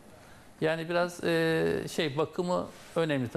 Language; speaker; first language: Turkish; native; Turkish